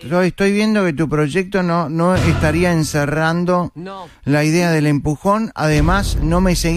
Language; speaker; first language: Spanish; native; Spanish